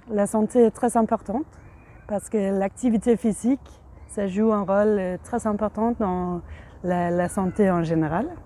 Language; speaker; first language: French; non-native, fluent; Danish